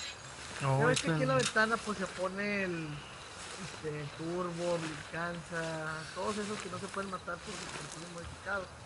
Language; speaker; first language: Spanish; native; Spanish